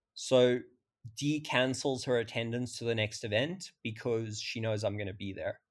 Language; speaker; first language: English; native; English